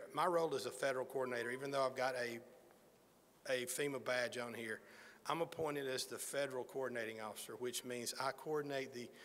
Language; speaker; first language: English; native; English